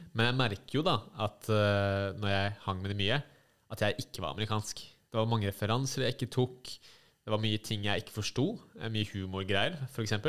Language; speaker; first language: Norwegian; native; Norwegian